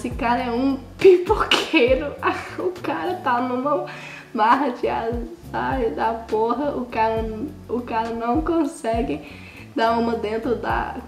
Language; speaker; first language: Portuguese; early bilingual, heritage; Portuguese